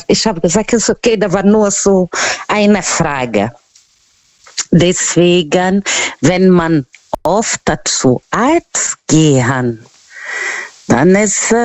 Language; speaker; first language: German; non-native, fluent; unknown